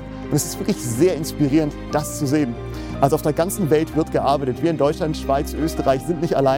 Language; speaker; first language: German; native; German